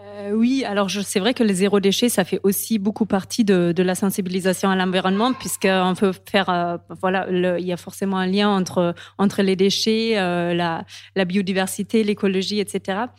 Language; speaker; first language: French; non-native, fluent; German